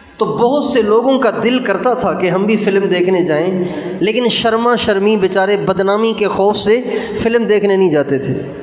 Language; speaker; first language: Urdu; non-native, local second language; Sindhi